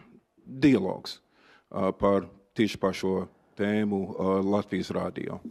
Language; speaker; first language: Latvian; non-native, fluent; English